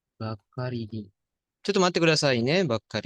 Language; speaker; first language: Japanese; non-native, fluent; Indonesian